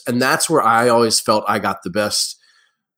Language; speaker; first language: English; native; English